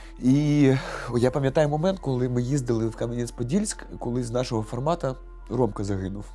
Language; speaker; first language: Ukrainian; non-native, local second language; Russian